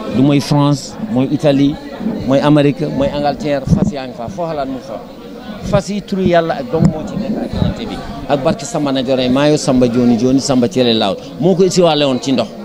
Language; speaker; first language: Wolof; non-native, local second language; Fula